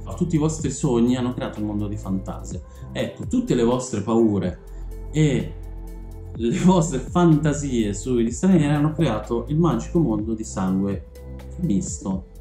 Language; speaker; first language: Italian; early bilingual, other home language; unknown